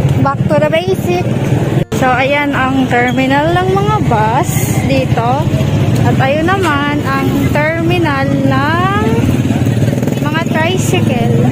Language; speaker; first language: Filipino; non-native, local second language; Cebuano